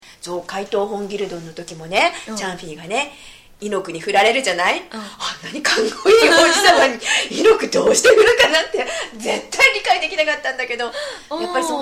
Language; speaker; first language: Japanese; native; Japanese